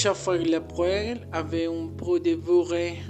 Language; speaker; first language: French; non-native, learner; Spanish